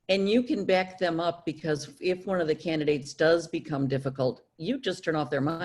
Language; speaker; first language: English; native; English